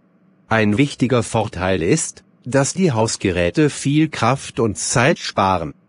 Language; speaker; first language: German; non-native, fluent; Arabic